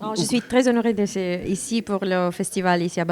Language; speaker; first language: French; non-native, learner; Italian